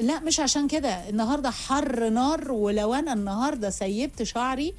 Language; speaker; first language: Arabic; native; Arabic